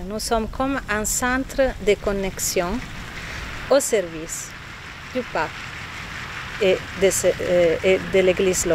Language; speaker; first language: French; non-native, fluent; Italian